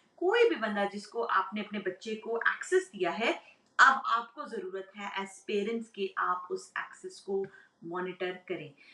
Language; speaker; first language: Urdu; native; Urdu